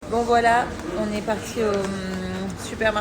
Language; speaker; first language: French; native; French